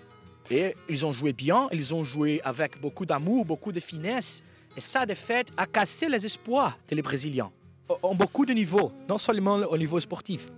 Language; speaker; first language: French; non-native, fluent; Portuguese